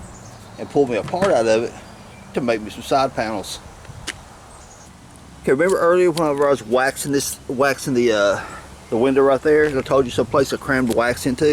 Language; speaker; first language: English; native; English